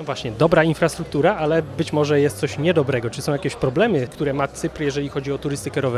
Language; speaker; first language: Polish; native; Polish